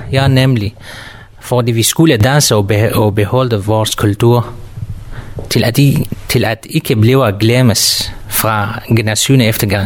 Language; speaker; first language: Danish; non-native, learner; Kurdish